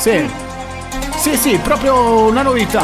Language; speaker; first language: Italian; native; Italian